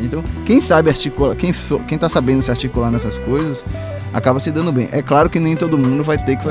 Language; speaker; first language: Portuguese; native; Portuguese